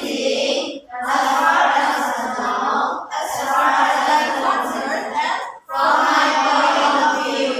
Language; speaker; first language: English; non-native, learner; Indonesian